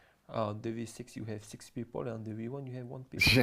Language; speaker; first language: English; non-native, learner; French